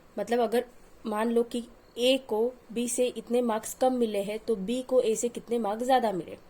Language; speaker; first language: Hindi; non-native, local second language; Marathi